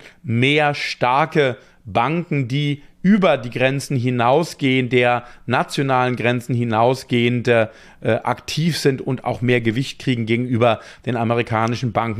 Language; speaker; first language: German; native; German